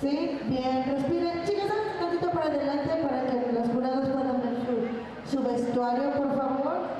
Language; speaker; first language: Spanish; native; Spanish